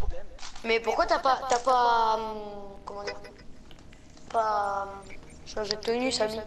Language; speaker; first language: French; native; French